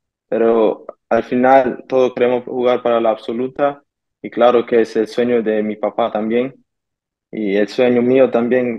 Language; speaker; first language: Spanish; early bilingual, heritage; German